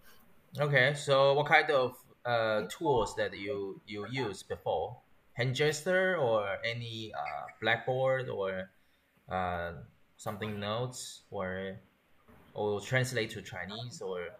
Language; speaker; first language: English; non-native, learner; Chinese